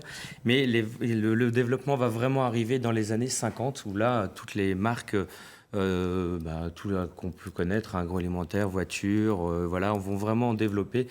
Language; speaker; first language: French; native; French